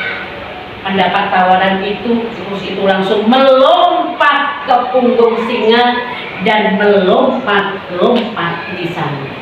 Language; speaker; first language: Indonesian; native; Indonesian